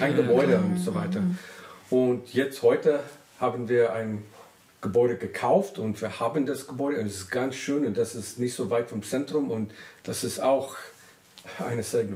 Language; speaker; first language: German; non-native, learner; English